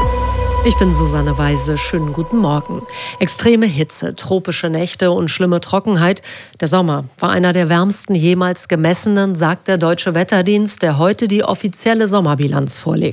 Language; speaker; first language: German; native; German